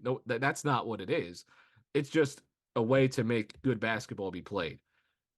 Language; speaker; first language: English; native; English